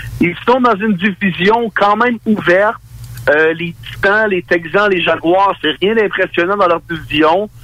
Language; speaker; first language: French; native; French